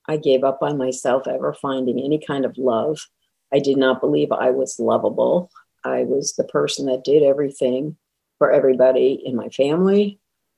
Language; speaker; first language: English; native; English